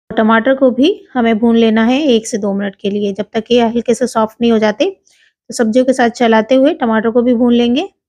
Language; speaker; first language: Hindi; native; Hindi